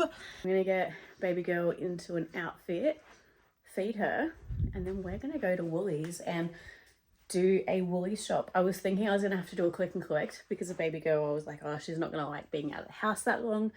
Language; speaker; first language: English; native; English